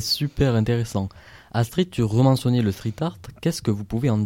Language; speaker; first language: French; native; French